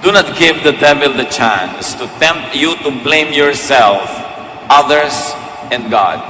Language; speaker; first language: English; non-native, local second language; Filipino